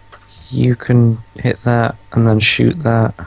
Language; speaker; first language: English; native; English